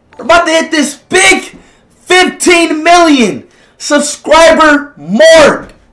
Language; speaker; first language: English; native; English